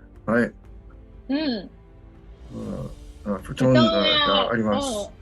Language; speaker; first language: Japanese; non-native, learner; English